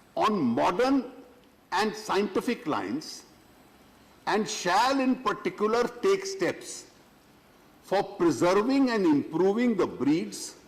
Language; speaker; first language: English; non-native, local second language; Hindi